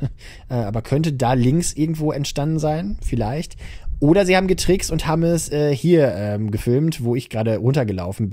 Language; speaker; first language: German; native; German